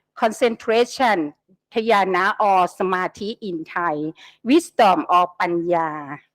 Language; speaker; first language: English; non-native, learner; Thai